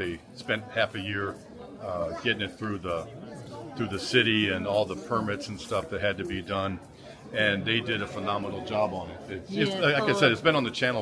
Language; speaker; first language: English; native; English